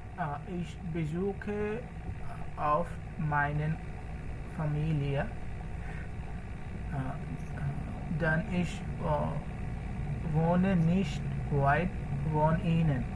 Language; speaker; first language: German; non-native, learner; Bangla